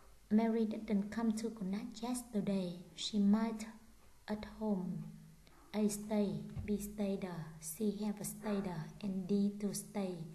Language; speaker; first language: English; non-native, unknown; Vietnamese